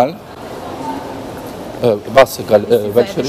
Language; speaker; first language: German; non-native, learner; Ukrainian